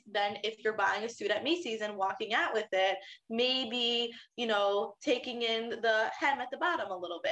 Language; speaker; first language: English; native; English